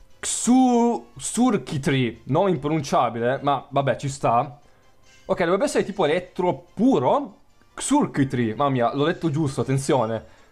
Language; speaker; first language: Italian; native; Italian